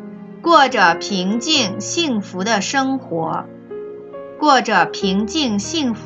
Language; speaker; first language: Chinese; native; Chinese